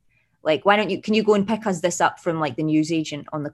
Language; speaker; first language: English; native; English